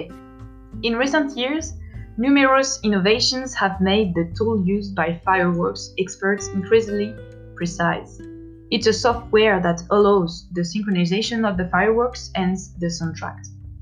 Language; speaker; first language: English; non-native, fluent; French